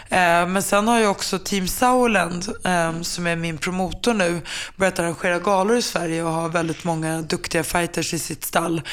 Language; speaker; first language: Swedish; early bilingual, other home language; Finnish